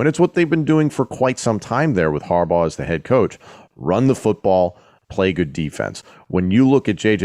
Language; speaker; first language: English; native; English